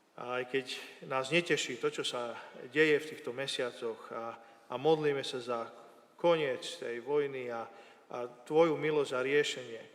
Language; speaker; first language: Slovak; native; Slovak